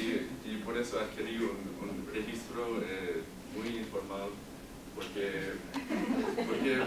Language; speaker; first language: Spanish; non-native, learner; English